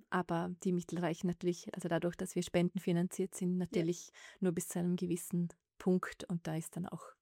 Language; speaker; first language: German; native; German